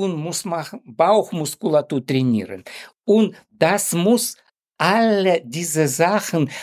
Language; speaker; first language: German; non-native, learner; Ukrainian